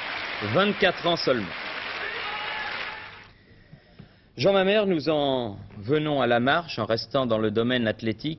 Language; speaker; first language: French; native; French